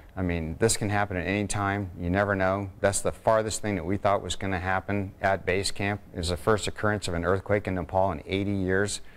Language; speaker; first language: English; native; English